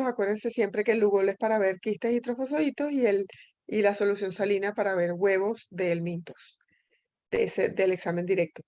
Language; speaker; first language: Spanish; native; Spanish